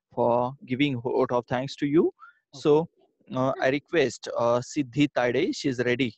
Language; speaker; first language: English; non-native, local second language; Marathi